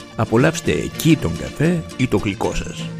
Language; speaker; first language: Greek; native; Greek